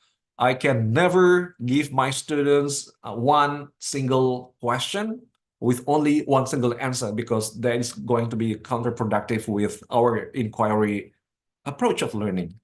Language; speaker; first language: English; non-native, fluent; Indonesian